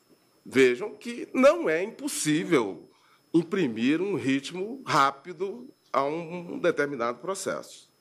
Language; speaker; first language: Portuguese; native; Portuguese